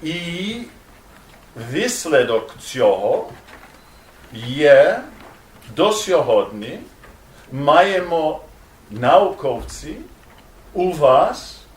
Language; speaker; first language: Ukrainian; non-native, learner; English